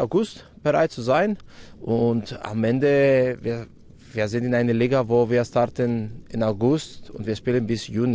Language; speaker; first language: German; non-native, fluent; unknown